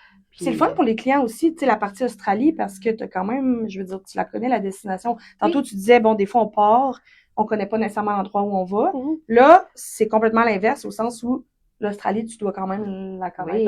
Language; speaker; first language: French; native; French